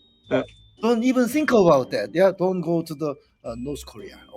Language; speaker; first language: English; non-native, learner; Korean